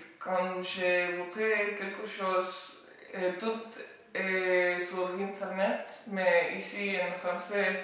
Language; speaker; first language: French; non-native, learner; Estonian